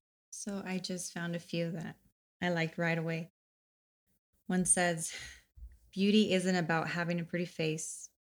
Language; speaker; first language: English; native; English